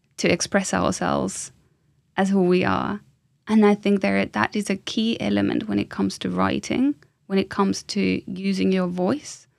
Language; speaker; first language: English; non-native, fluent; Finnish